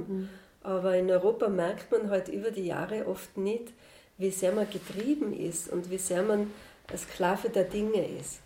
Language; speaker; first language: German; native; German